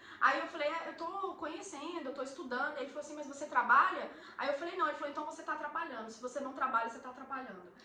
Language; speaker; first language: Portuguese; native; Portuguese